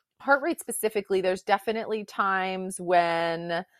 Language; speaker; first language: English; native; English